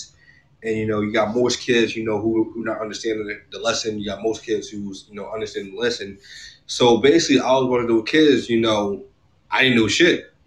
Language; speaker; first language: English; native; English